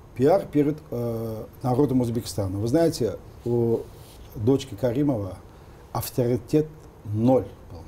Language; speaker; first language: Russian; non-native, local second language; Uzbek